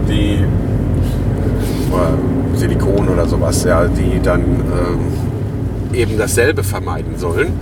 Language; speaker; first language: German; native; German